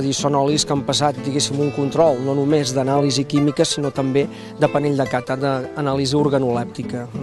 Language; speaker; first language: Catalan; native; Catalan